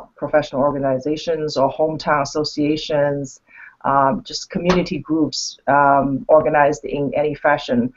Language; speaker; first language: English; non-native, fluent; Chinese